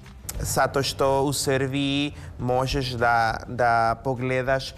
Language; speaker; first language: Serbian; non-native, learner; Spanish